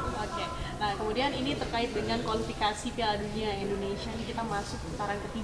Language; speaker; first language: Indonesian; native; Indonesian